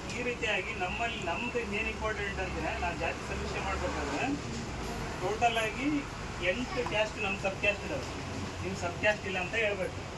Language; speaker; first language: Kannada; native; Kannada